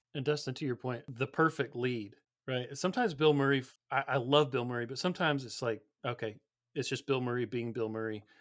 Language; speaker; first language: English; native; English